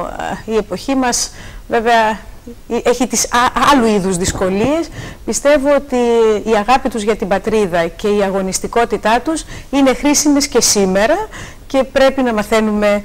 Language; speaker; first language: Greek; native; Greek